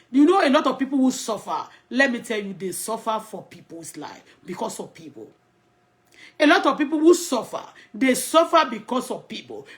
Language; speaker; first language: English; non-native, local second language; Yoruba